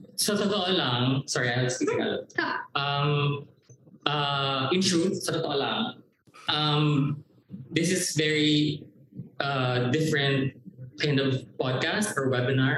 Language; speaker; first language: English; non-native, local second language; Cebuano